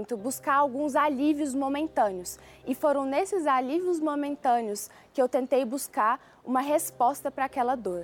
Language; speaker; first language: Portuguese; early bilingual, other home language; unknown